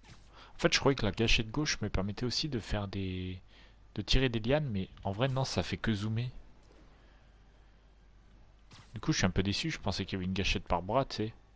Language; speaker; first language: French; native; French